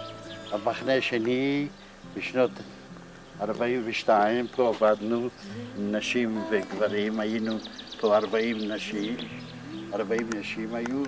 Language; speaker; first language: Hebrew; non-native, fluent; Yiddish